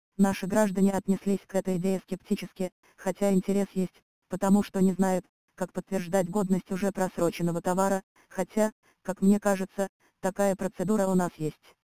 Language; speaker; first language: Russian; native; Russian